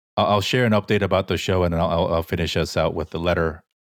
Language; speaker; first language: English; early bilingual, other home language; Korean